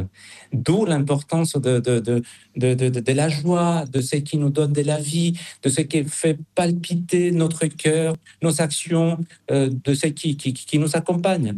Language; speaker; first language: French; non-native, fluent; Spanish